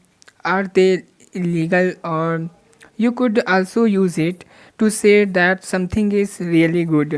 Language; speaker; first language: English; non-native, local second language; Hindi